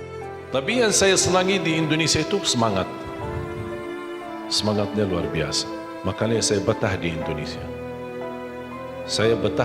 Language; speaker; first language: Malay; non-native, fluent; Arabic